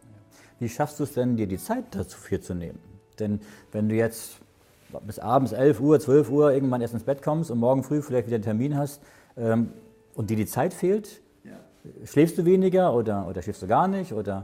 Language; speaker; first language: German; native; German